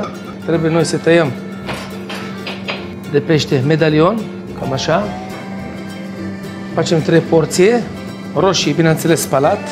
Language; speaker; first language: Romanian; non-native, fluent; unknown